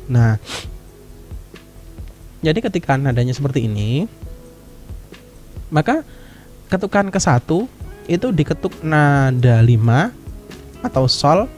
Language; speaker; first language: Indonesian; native; Indonesian